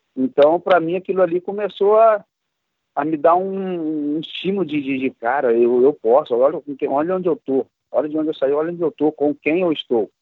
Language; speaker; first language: Portuguese; native; Portuguese